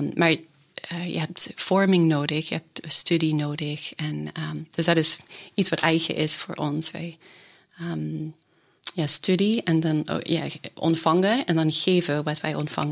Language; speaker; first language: Dutch; non-native, fluent; English